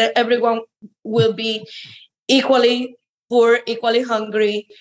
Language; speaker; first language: English; non-native, fluent; Spanish